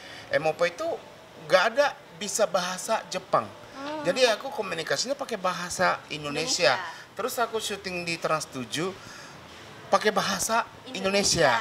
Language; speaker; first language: Indonesian; non-native, fluent; Japanese